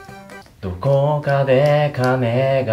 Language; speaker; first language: Japanese; native; Japanese